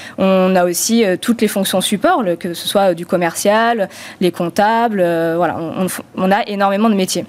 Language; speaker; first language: French; non-native, fluent; Romanian